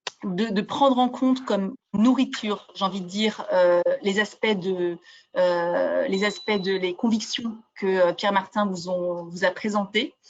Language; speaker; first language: French; native; French